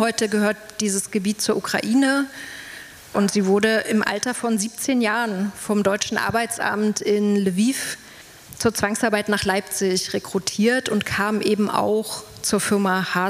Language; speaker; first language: German; native; German